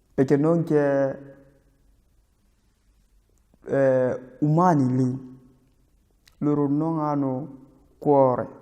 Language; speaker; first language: Italian; non-native, learner; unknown